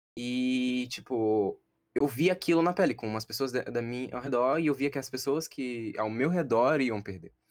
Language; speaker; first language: Portuguese; native; Portuguese